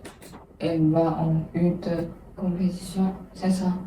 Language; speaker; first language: French; non-native, learner; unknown